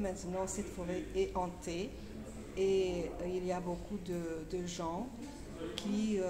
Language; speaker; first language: French; non-native, fluent; Romanian